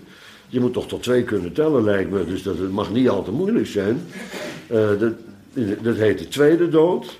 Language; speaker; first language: Dutch; native; Dutch